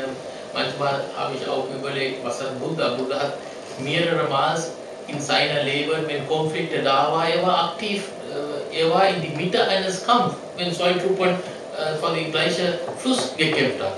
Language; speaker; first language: German; non-native, learner; Sinhala